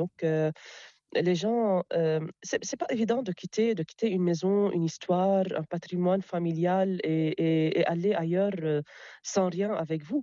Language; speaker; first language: French; non-native, local second language; Arabic